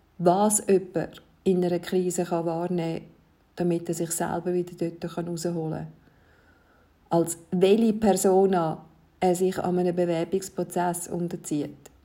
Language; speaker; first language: German; early bilingual, other home language; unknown